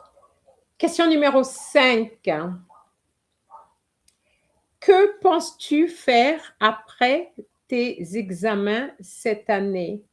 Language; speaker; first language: French; non-native, fluent; English